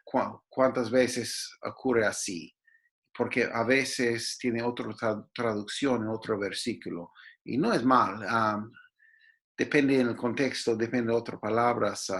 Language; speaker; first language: Spanish; non-native, fluent; English